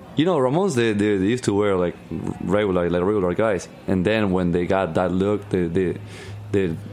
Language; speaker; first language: English; non-native, learner; Spanish